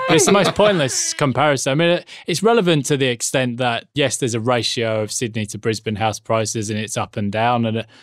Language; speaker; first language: English; native; English